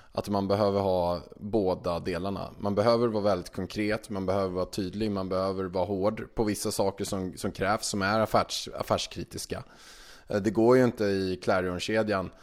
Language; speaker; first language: Swedish; early bilingual, other home language; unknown